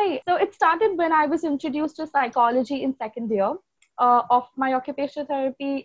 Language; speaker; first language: English; non-native, local second language; Hindi